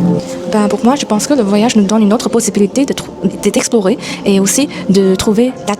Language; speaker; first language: French; non-native, learner; Chinese